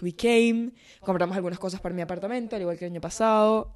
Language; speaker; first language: Spanish; native; Spanish